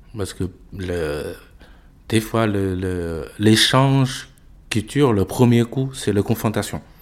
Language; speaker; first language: French; non-native, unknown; Chinese